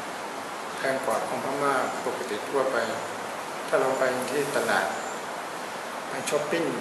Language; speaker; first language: Thai; non-native, fluent; Burmese